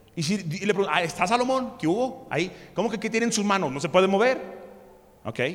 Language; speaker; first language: Spanish; early bilingual, other home language; English